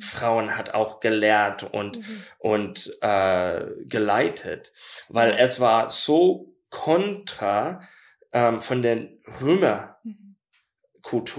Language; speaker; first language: German; non-native, learner; English